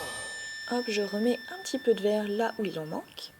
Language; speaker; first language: French; native; French